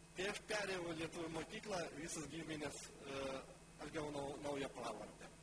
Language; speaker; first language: Lithuanian; non-native, local second language; Polish